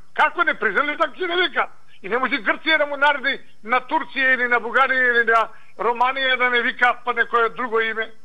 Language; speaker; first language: Macedonian; native; Macedonian